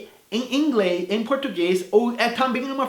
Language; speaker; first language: Portuguese; non-native, fluent; English